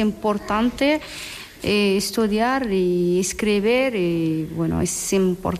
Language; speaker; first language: Catalan; non-native, learner; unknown